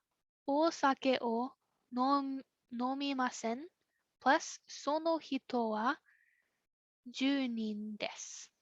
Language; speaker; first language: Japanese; non-native, fluent; English